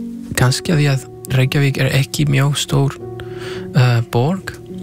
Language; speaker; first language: Icelandic; non-native, fluent; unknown